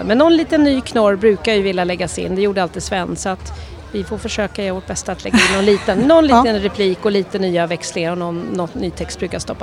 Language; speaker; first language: Swedish; native; Swedish